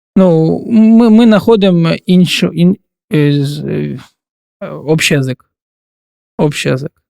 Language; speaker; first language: Ukrainian; non-native, local second language; Russian